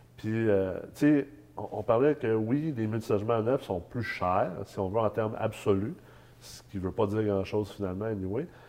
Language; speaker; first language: French; native; French